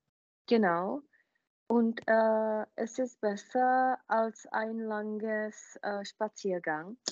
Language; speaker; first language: German; non-native, fluent; Czech